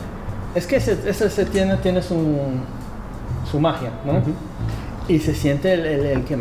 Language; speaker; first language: Spanish; non-native, fluent; Hebrew